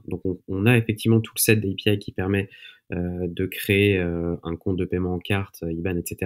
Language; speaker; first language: French; native; French